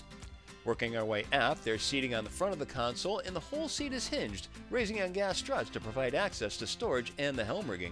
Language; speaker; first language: English; native; English